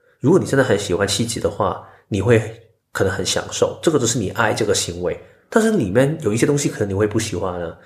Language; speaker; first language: Chinese; non-native, local second language; Cantonese